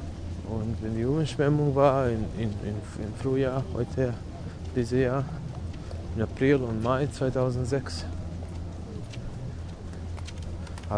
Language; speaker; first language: German; non-native, fluent; Serbian